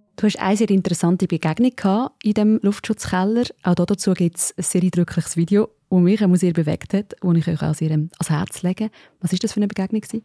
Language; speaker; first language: German; native; German